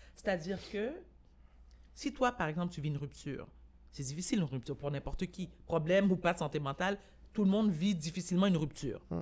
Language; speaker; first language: French; native; French